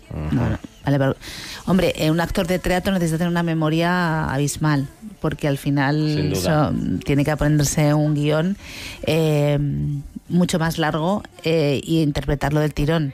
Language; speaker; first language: Spanish; native; Spanish